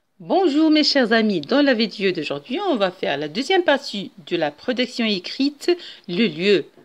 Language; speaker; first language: French; non-native, local second language; Arabic